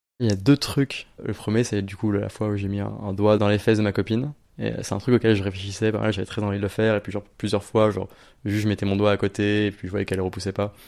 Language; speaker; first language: French; native; French